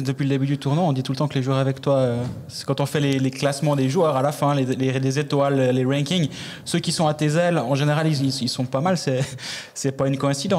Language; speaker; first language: French; native; French